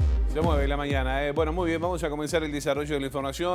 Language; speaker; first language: Spanish; native; Spanish